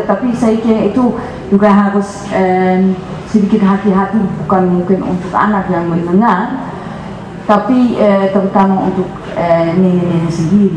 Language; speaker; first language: Indonesian; non-native, fluent; Dutch